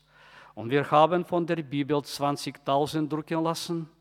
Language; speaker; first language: German; non-native, fluent; Bulgarian